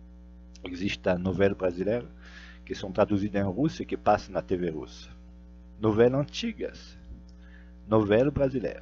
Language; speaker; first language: Portuguese; non-native, fluent; Russian